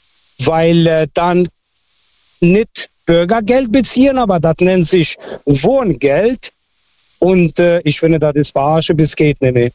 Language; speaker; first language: German; non-native, fluent; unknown